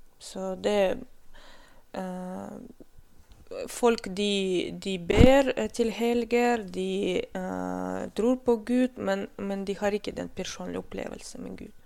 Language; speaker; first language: Norwegian; non-native, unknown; Russian